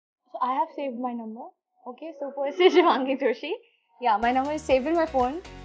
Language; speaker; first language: English; non-native, local second language; Hindi